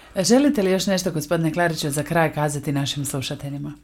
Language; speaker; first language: Croatian; native; Croatian